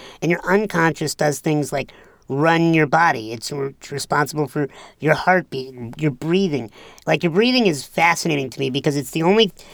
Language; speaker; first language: English; native; English